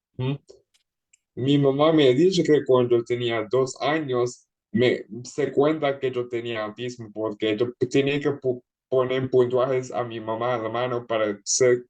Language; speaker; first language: Spanish; early bilingual, heritage; Spanish